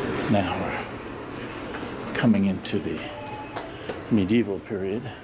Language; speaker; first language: English; native; English